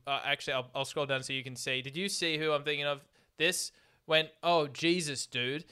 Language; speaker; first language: English; native; English